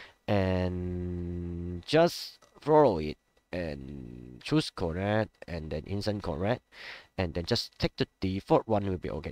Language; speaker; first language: English; non-native, local second language; Cantonese